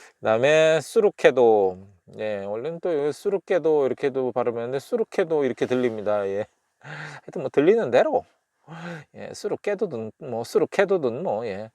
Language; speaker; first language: Korean; native; Korean